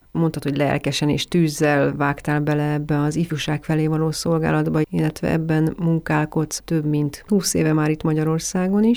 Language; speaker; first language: Hungarian; native; Hungarian